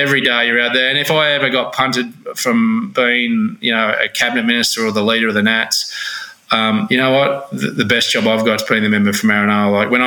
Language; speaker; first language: English; native; English